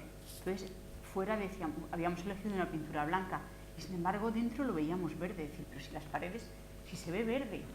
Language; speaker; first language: Spanish; native; Spanish